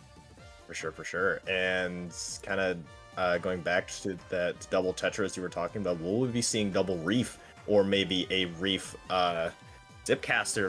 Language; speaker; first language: English; native; English